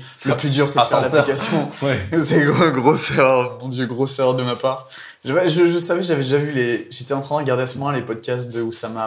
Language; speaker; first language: French; native; French